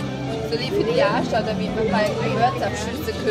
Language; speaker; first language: German; native; German